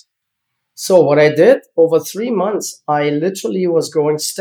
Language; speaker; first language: English; non-native, learner; German